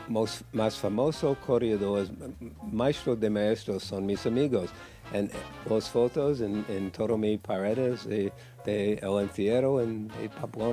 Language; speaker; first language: Spanish; non-native, learner; English